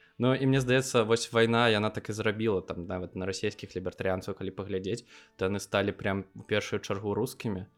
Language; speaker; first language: Belarusian; non-native, local second language; Russian